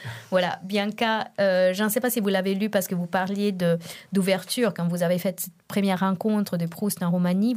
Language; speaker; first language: French; non-native, fluent; Italian